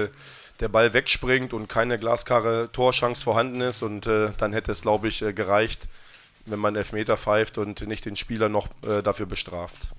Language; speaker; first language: German; native; German